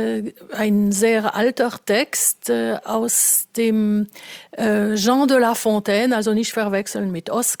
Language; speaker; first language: German; non-native, fluent; French